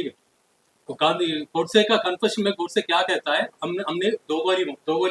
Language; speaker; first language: Hindi; non-native, learner; Tamil